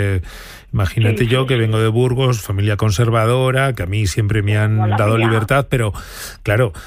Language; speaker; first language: Spanish; native; Spanish